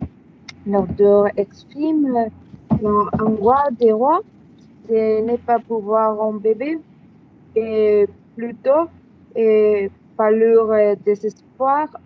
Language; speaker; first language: French; non-native, learner; Spanish